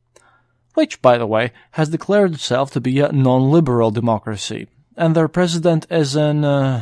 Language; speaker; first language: English; non-native, fluent; Latvian